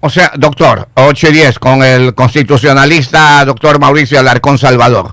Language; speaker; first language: Spanish; native; Spanish